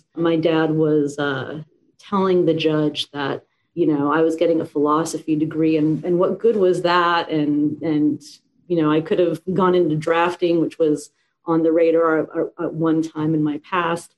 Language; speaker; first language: English; native; English